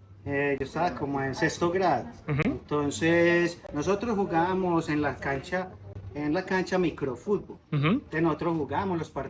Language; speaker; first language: Spanish; native; Spanish